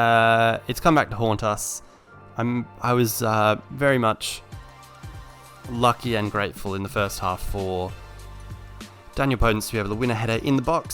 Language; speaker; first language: English; native; English